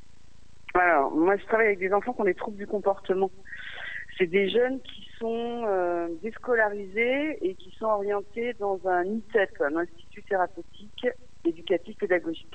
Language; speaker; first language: French; native; French